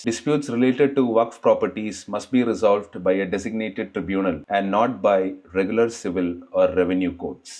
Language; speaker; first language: English; non-native, local second language; Malayalam